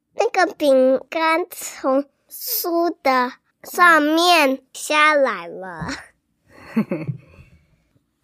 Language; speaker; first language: Chinese; early bilingual, heritage; English